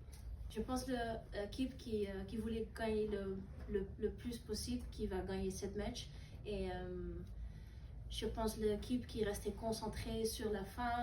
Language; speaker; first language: French; non-native, learner; Dutch